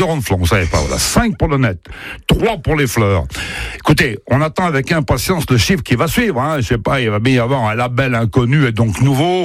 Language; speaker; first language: French; native; French